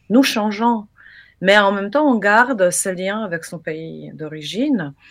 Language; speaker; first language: French; non-native, fluent; Polish